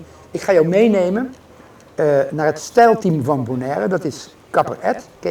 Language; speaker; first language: Dutch; native; Dutch